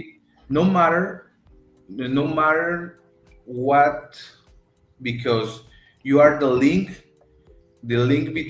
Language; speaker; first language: English; non-native, learner; Spanish